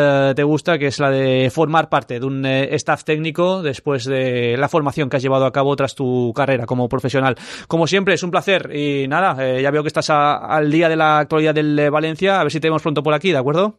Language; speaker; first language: Spanish; native; Spanish